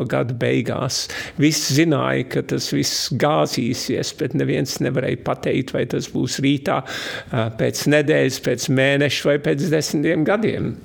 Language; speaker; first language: Latvian; early bilingual, heritage; Latvian